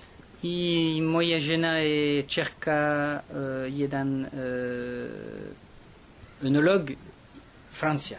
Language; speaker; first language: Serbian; non-native, learner; French